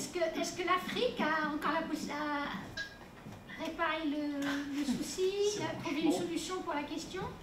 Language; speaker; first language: French; native; French